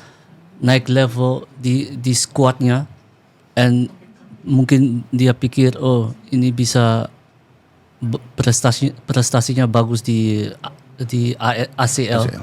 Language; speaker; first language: Indonesian; early bilingual, heritage; Dutch